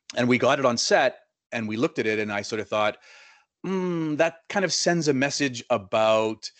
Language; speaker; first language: English; native; English